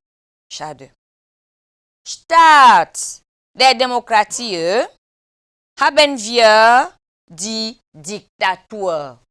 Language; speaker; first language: German; non-native, learner; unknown